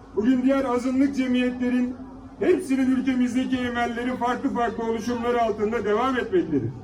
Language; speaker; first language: Turkish; native; Turkish